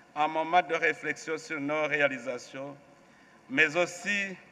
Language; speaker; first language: French; non-native, local second language; Rundi